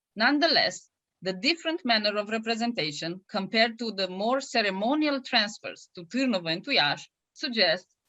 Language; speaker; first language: English; non-native, fluent; Romanian